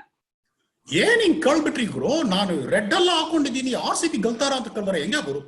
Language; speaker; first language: Kannada; non-native, local second language; Tamil